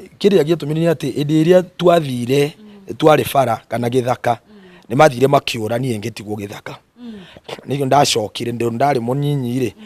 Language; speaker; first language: Kikuyu; non-native, local second language; Gusii